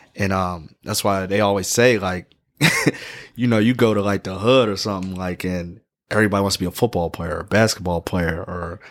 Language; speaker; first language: English; native; English